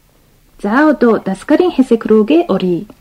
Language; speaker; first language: Mongolian; non-native, fluent; Japanese